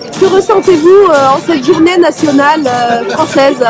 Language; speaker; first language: French; native; French